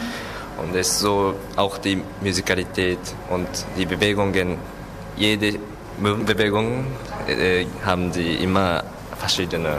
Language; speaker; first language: German; non-native, learner; Japanese